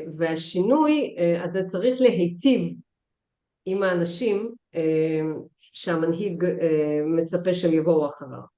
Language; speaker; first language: Hebrew; early bilingual, other home language; Russian